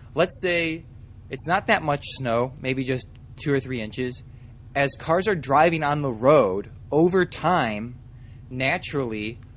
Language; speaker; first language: English; native; English